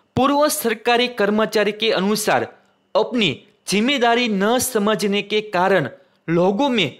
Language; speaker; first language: Hindi; non-native, local second language; Gujarati